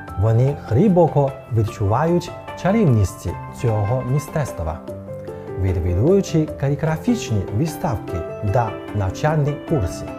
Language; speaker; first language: Ukrainian; non-native, fluent; Chinese